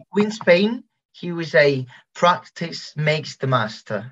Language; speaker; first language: English; non-native, fluent; Spanish